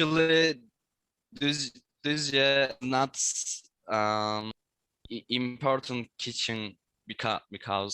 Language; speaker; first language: English; non-native, learner; Turkish